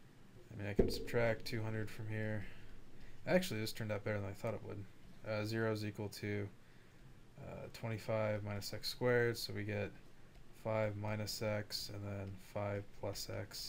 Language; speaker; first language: English; native; English